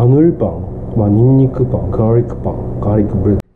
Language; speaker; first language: Japanese; native; Japanese